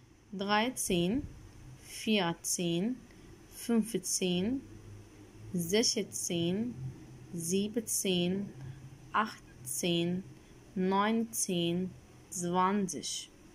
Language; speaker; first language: German; non-native, fluent; Arabic